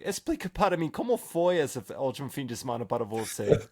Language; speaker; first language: Portuguese; non-native, fluent; English